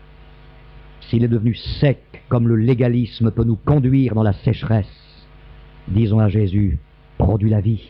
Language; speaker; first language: French; native; French